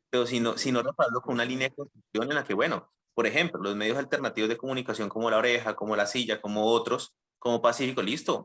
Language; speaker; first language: Spanish; native; Spanish